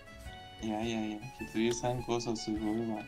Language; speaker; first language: Japanese; non-native, learner; Spanish